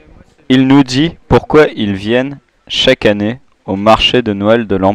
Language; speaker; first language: French; native; French